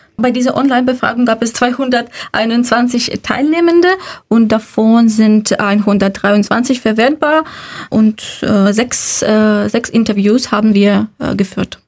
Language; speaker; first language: German; non-native, fluent; Russian